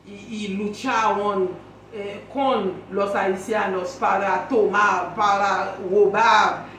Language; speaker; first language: Spanish; non-native, learner; Haitian Creole